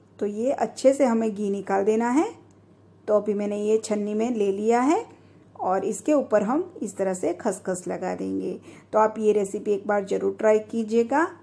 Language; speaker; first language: Hindi; non-native, local second language; Gujarati